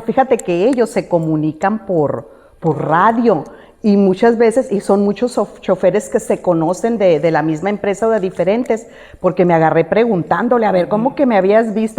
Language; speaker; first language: Spanish; native; Spanish